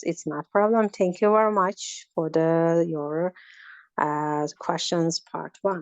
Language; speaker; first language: English; non-native, learner; Azerbaijani